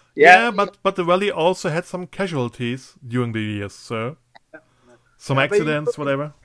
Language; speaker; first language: English; non-native, fluent; German